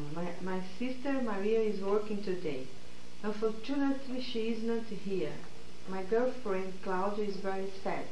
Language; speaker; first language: English; non-native, learner; Portuguese